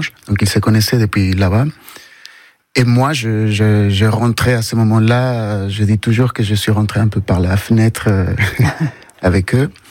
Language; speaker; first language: French; non-native, fluent; Spanish